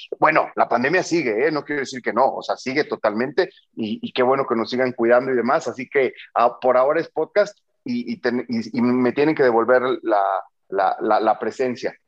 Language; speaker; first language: Spanish; native; Spanish